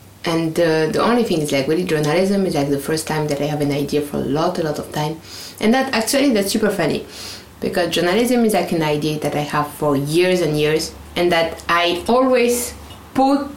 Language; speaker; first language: English; non-native, fluent; French